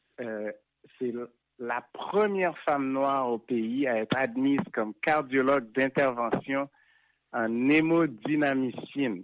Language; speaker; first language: French; non-native, local second language; Haitian Creole